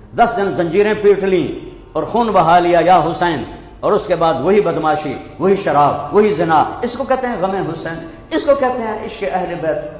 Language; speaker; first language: Urdu; non-native, local second language; Punjabi